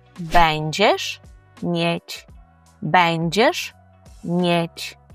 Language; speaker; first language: Polish; non-native, fluent; Ukrainian